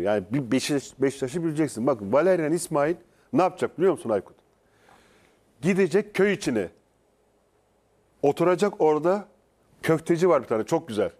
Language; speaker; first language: Turkish; native; Turkish